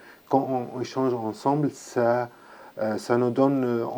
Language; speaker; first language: French; non-native, learner; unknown